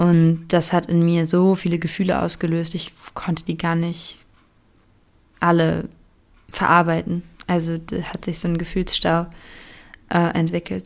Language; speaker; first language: German; native; German